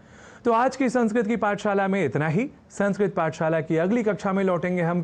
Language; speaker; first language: Hindi; native; Hindi